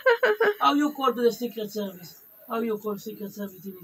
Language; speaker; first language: English; non-native, learner; Hebrew